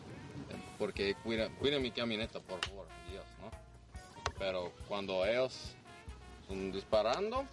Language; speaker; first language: Spanish; non-native, learner; English